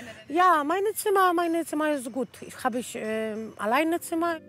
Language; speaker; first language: German; non-native, learner; Polish